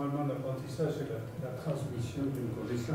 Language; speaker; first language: French; non-native, fluent; Spanish